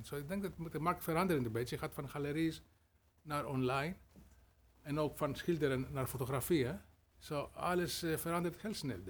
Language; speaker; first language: Dutch; non-native, learner; Greek